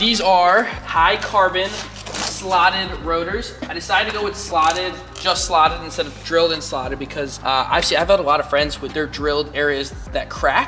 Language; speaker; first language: English; native; English